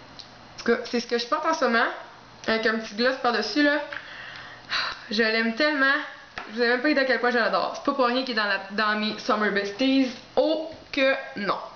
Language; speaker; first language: French; native; French